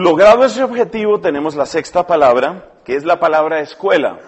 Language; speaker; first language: Spanish; native; Spanish